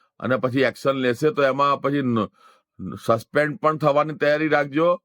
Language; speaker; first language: Gujarati; non-native, local second language; Hindi